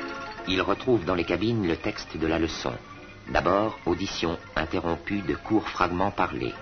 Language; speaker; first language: French; native; French